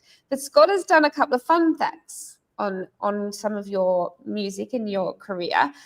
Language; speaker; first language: English; native; English